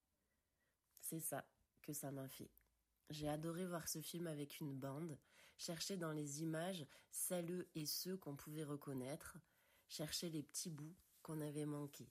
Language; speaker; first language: French; native; French